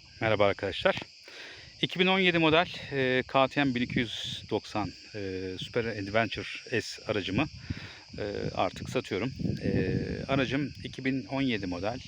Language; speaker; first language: Turkish; native; Turkish